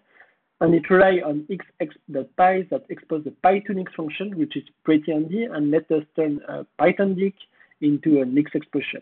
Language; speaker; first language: English; non-native, fluent; French